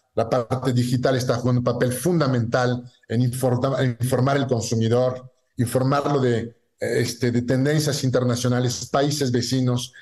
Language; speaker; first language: Spanish; non-native, fluent; French